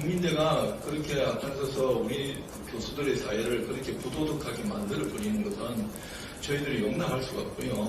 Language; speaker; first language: Korean; native; Korean